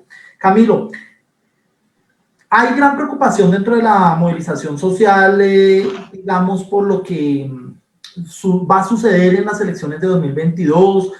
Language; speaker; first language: Spanish; native; Spanish